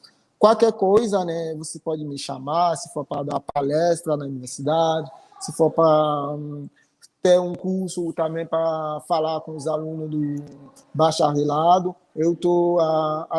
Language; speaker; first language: Portuguese; non-native, fluent; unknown